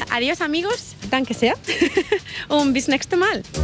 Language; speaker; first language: German; non-native, learner; Spanish